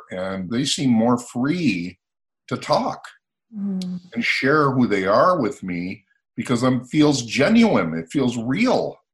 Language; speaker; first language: English; native; English